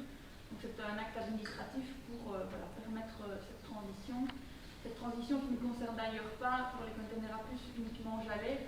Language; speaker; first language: French; native; French